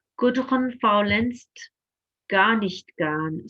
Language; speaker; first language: German; non-native, fluent; English